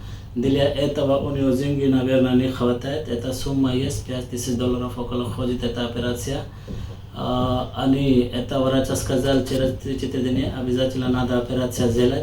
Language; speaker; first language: Russian; non-native, learner; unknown